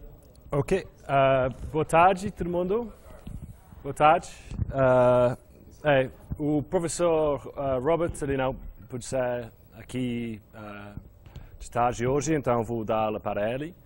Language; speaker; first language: Portuguese; non-native, fluent; English